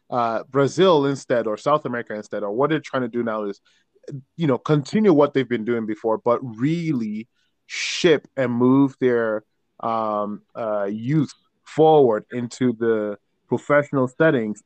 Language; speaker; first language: English; non-native, local second language; Yoruba